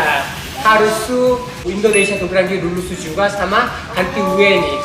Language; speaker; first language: Indonesian; non-native, learner; Korean